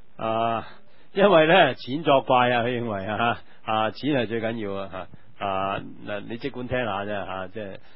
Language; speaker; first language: Chinese; non-native, local second language; Cantonese